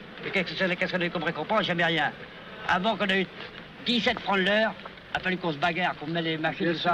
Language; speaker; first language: French; native; French